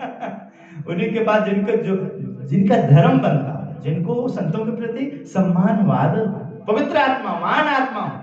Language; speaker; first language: Hindi; native; Hindi